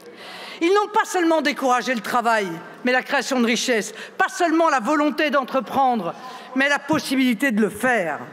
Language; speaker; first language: French; native; French